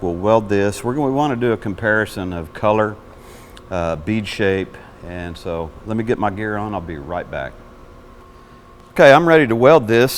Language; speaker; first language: English; native; English